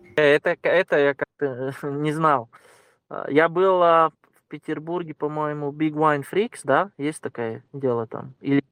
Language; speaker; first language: Russian; non-native, local second language; Latvian